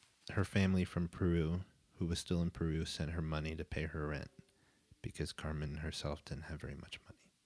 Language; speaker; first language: English; early bilingual, other home language; Spanish